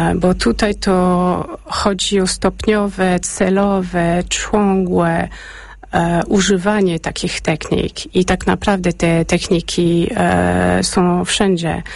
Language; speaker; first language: Polish; early bilingual, heritage; Polish